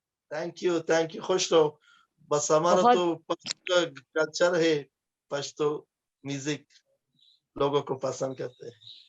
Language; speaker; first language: Hindi; non-native, fluent; Pashto